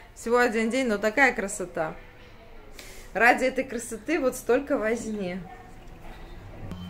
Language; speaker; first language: Russian; native; Russian